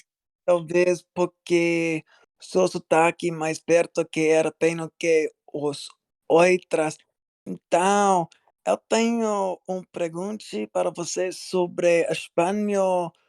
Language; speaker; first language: Portuguese; non-native, learner; English